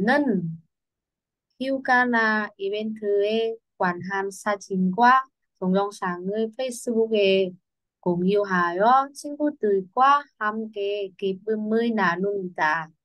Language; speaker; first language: Korean; non-native, learner; Vietnamese